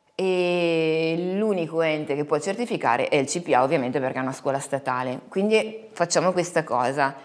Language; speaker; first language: Italian; native; Italian